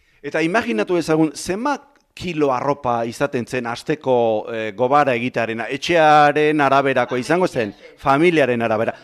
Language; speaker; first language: Basque; native; Basque